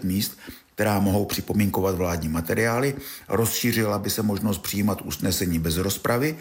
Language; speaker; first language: Czech; native; Czech